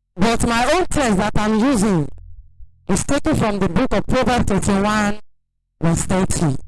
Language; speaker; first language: English; non-native, local second language; Yoruba